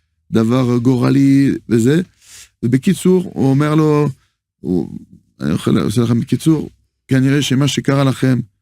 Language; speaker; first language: Hebrew; non-native, fluent; French